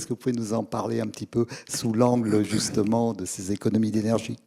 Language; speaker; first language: French; native; French